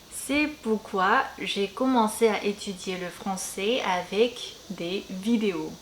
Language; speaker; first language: French; non-native, fluent; Korean